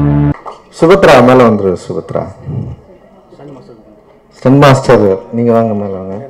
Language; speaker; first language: Tamil; native; Tamil